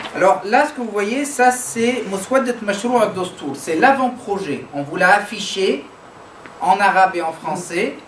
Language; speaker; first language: French; non-native, local second language; Arabic